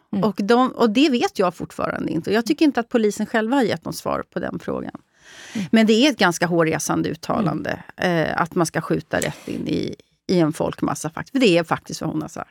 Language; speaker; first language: Swedish; native; Swedish